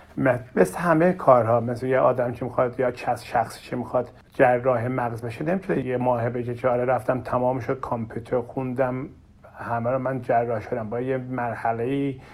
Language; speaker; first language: Persian; non-native, learner; Turkish